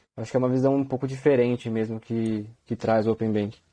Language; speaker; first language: Portuguese; native; Portuguese